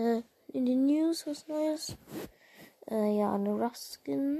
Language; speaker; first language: German; native; German